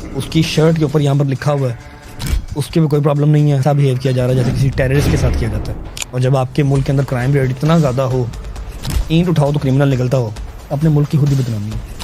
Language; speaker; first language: Urdu; non-native, local second language; Punjabi